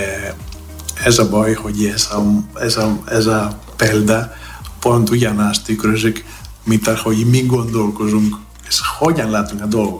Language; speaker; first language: Hungarian; non-native, learner; Greek